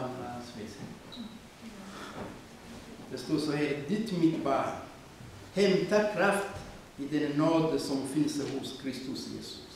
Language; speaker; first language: Swedish; non-native, fluent; Rundi